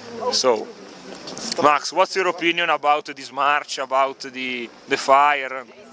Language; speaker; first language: English; non-native, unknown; Italian